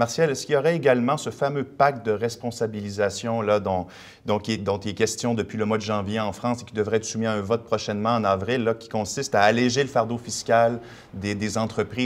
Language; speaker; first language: French; native; French